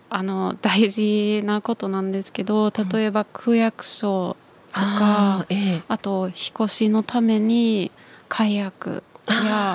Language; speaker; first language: Japanese; non-native, fluent; German